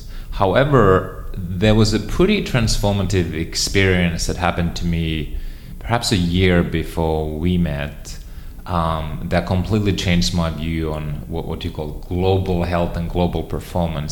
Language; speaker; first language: English; non-native, fluent; Finnish